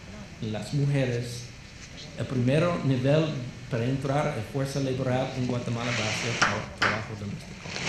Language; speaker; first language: Spanish; non-native, fluent; English